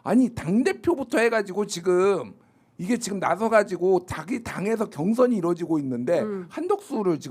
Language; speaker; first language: Korean; native; Korean